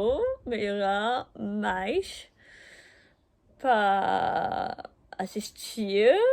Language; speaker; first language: Portuguese; non-native, learner; German